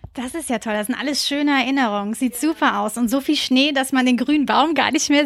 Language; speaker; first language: German; native; German